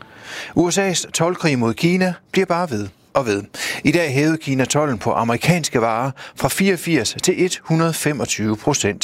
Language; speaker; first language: Danish; native; Danish